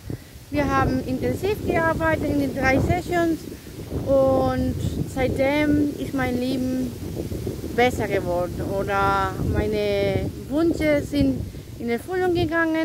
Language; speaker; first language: German; non-native, fluent; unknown